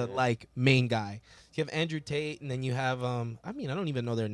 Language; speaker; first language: English; native; English